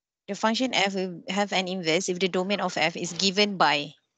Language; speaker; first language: English; non-native, local second language; Malay